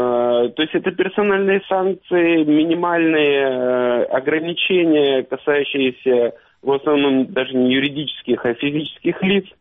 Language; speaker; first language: Russian; native; Russian